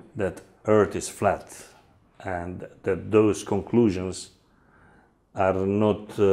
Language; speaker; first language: English; non-native, learner; Macedonian